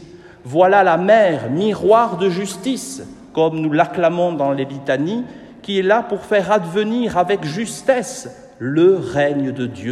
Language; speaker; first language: French; native; French